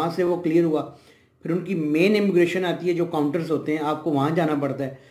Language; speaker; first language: Urdu; native; Urdu